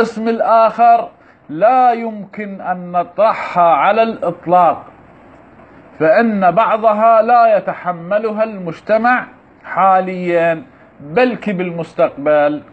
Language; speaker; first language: Arabic; native; Arabic